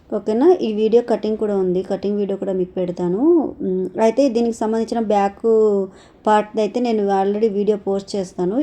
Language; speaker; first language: Telugu; native; Telugu